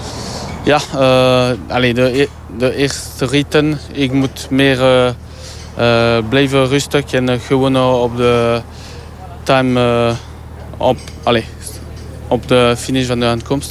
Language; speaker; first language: Dutch; non-native, local second language; French